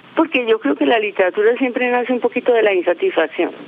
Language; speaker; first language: Spanish; native; Spanish